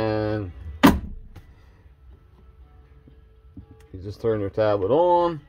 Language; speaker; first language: English; native; English